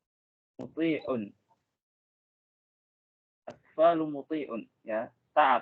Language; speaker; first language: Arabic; non-native, fluent; Indonesian